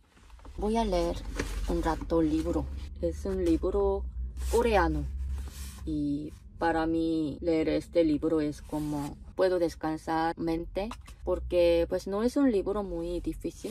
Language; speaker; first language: Spanish; non-native, fluent; Korean